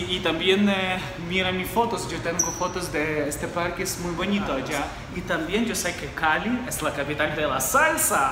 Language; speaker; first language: Spanish; non-native, fluent; Ukrainian